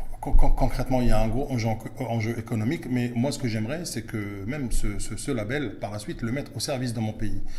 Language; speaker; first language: French; early bilingual, other home language; Arabic